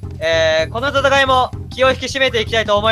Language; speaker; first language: Japanese; native; Japanese